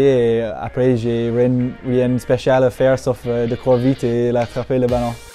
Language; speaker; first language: French; non-native, fluent; English